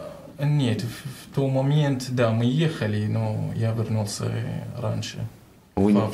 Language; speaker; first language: Russian; non-native, learner; Arabic